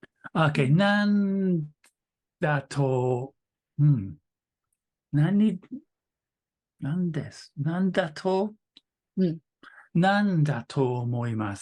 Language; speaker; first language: Japanese; non-native, learner; English